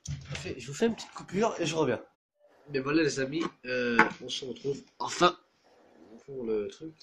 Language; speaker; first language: French; native; French